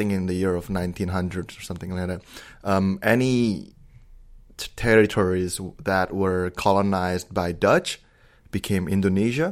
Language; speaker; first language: English; non-native, fluent; Indonesian